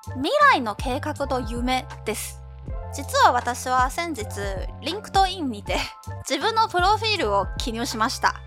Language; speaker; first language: Japanese; non-native, fluent; Chinese